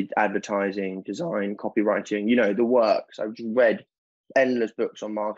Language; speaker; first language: English; native; English